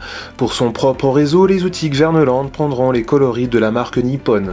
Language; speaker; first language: French; native; French